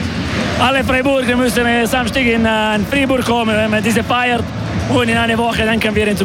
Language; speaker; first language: German; non-native, local second language; French